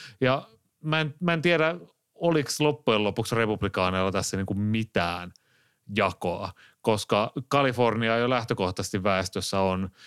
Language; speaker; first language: Finnish; native; Finnish